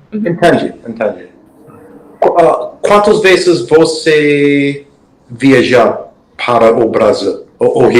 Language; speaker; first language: Portuguese; non-native, learner; English